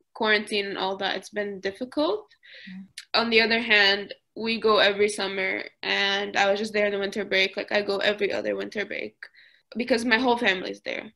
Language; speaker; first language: English; early bilingual, other home language; Arabic